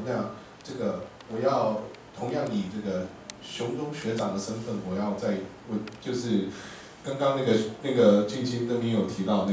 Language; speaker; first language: Chinese; native; Chinese